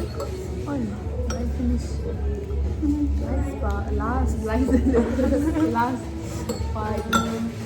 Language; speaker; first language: English; non-native, fluent; Tibetan